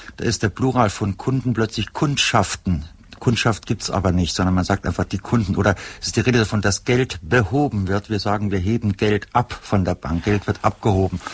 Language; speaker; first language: German; native; German